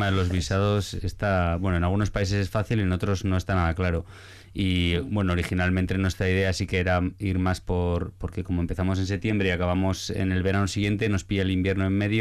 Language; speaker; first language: Spanish; native; Spanish